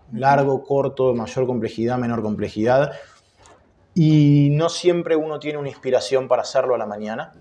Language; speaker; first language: Spanish; native; Spanish